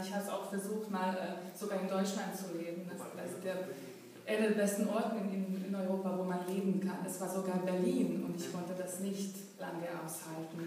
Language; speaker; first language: German; non-native, fluent; Hungarian